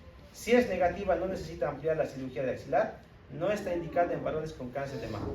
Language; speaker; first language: Spanish; native; Spanish